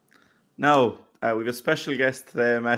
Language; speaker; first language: English; native; English